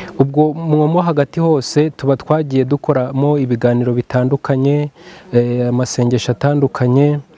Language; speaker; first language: Kinyarwanda; native; Kinyarwanda